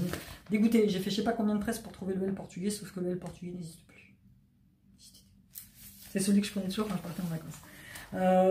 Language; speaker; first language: French; native; French